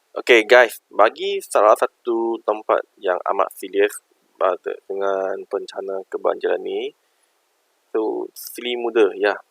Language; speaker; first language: Malay; non-native, local second language; Chinese